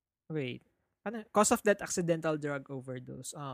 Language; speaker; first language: English; non-native, local second language; Filipino